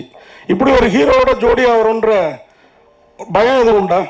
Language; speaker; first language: Tamil; native; Tamil